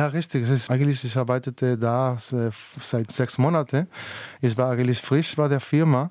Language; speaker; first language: German; non-native, fluent; Spanish